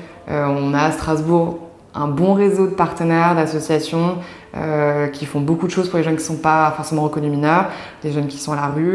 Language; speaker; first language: French; native; French